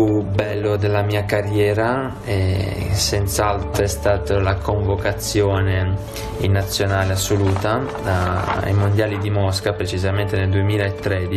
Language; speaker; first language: Italian; early bilingual, other home language; Albanian